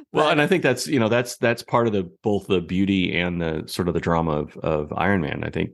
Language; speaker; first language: English; native; English